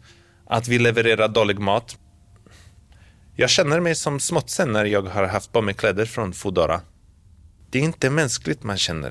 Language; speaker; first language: Swedish; non-native, fluent; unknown